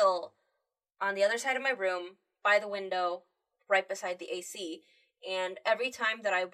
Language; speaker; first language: English; early bilingual, other home language; Spanish